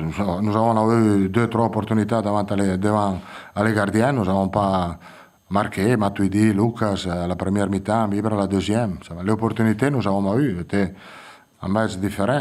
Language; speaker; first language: French; non-native, fluent; Italian